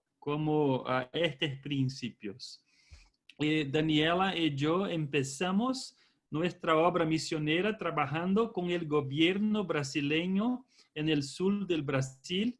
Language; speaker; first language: Spanish; non-native, fluent; Portuguese